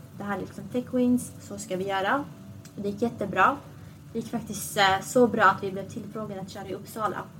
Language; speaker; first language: Swedish; early bilingual, other home language; Assyrian Neo-Aramaic